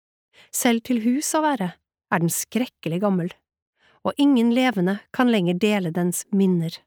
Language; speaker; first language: Norwegian; native; Norwegian